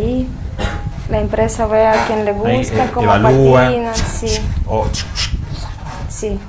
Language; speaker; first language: Spanish; non-native, fluent; Russian